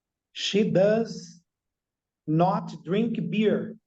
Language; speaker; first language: English; non-native, learner; Portuguese